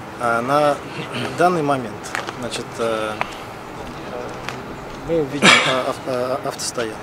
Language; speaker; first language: Russian; native; Russian